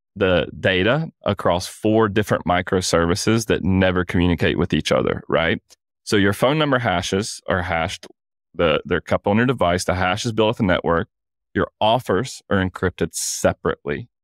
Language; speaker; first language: English; native; English